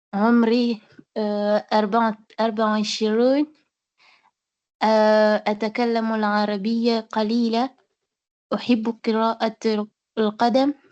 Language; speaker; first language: Arabic; non-native, learner; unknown